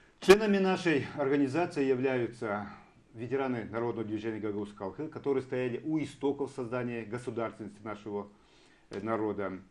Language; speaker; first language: Russian; non-native, local second language; Gagauz